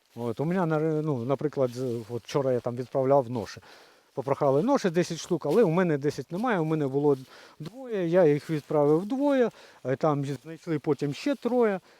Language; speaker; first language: Ukrainian; native; Ukrainian